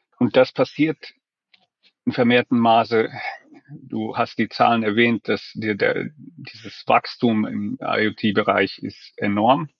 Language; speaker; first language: German; non-native, fluent; Finnish